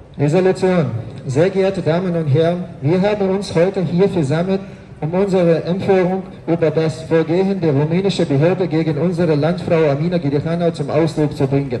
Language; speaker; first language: German; non-native, learner; Chechen